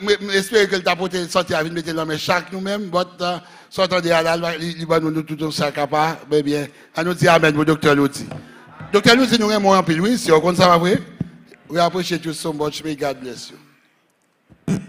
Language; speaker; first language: French; native; French